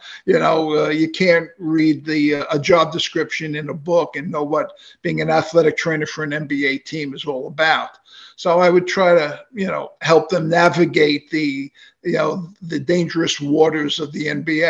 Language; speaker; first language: English; native; English